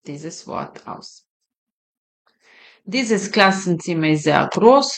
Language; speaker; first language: German; non-native, fluent; Serbian